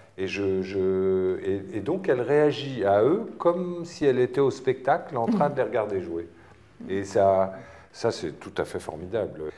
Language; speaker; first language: French; native; French